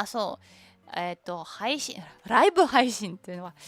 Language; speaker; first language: Japanese; non-native, learner; Russian